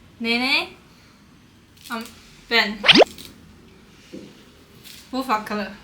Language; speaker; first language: Turkish; non-native, learner; Chinese